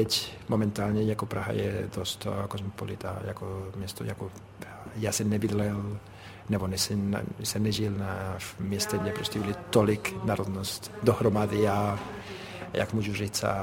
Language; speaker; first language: Czech; non-native, fluent; Spanish